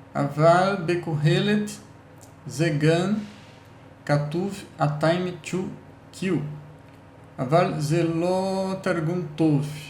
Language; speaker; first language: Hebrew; non-native, learner; Portuguese